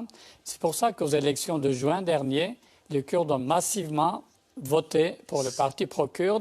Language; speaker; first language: French; native; French